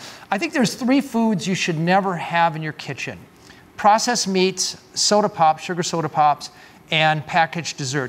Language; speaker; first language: English; native; English